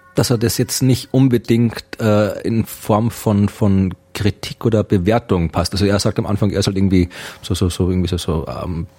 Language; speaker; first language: German; native; German